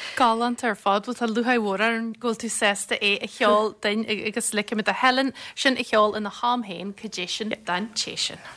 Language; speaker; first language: Irish; native; Irish